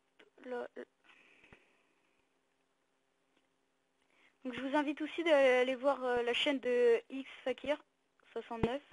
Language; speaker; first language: French; native; French